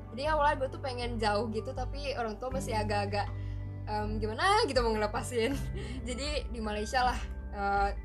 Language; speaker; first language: Indonesian; native; Indonesian